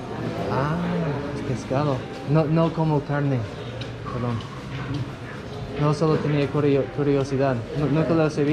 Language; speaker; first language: Spanish; non-native, fluent; English